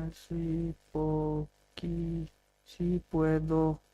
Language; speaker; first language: Spanish; non-native, learner; English